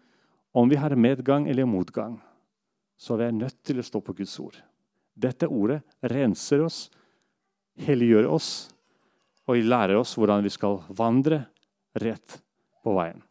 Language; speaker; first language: Norwegian; non-native, fluent; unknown